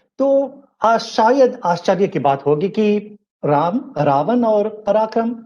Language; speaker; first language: Hindi; early bilingual, heritage; English